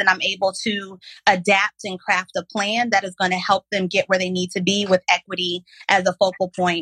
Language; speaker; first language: English; native; English